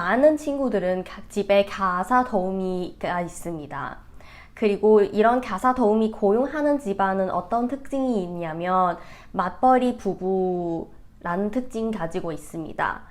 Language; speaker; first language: Korean; non-native, fluent; Cantonese